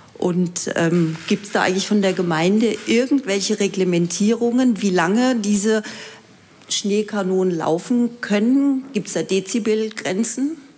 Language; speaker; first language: German; native; German